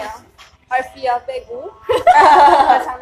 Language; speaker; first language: Korean; non-native, learner; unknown